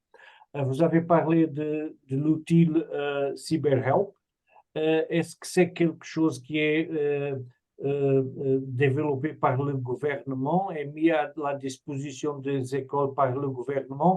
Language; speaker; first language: French; non-native, fluent; Portuguese